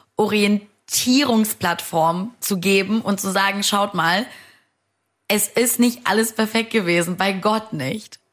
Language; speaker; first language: German; early bilingual, other home language; Romanian